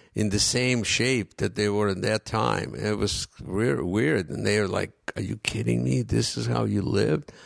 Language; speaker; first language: English; non-native, fluent; Russian